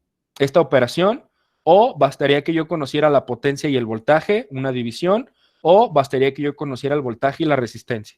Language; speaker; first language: Spanish; native; Spanish